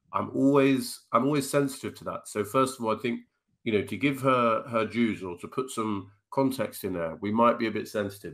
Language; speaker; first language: English; native; English